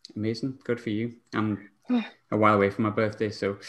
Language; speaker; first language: English; native; English